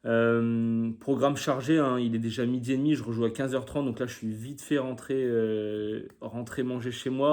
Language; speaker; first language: French; native; French